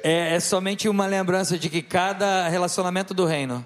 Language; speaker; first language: Portuguese; native; Portuguese